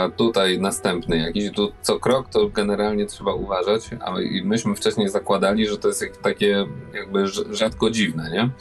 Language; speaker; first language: Polish; native; Polish